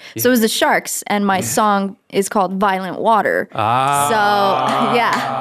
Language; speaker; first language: English; native; English